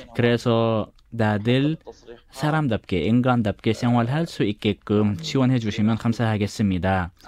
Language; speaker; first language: Korean; non-native, fluent; Arabic